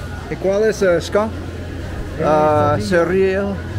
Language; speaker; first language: Spanish; non-native, learner; English